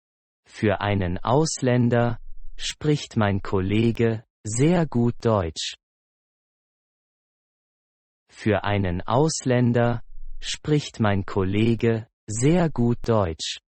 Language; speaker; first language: German; non-native, fluent; Persian